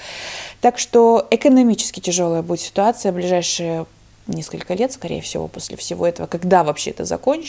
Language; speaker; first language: Russian; native; Russian